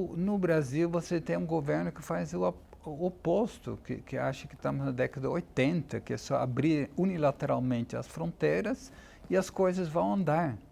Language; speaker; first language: Portuguese; non-native, fluent; Dutch